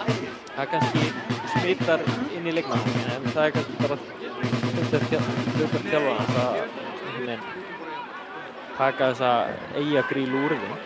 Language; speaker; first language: Icelandic; native; Icelandic